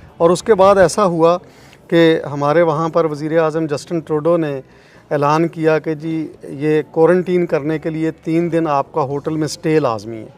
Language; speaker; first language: Urdu; non-native, local second language; Punjabi